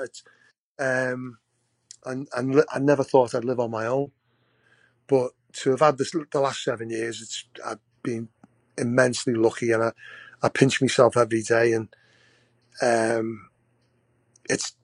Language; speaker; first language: English; native; English